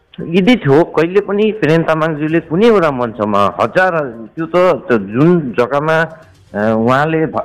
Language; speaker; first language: Nepali; native; Nepali